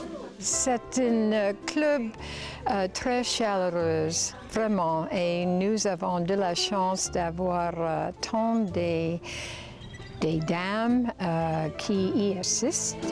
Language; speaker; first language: French; non-native, fluent; English